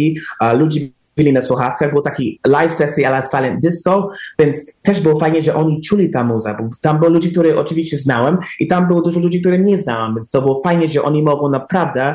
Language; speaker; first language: Polish; early bilingual, heritage; English